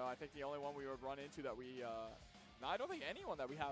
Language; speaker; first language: English; native; English